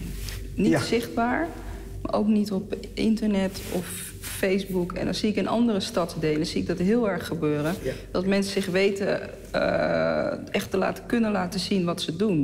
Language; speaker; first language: Dutch; native; Dutch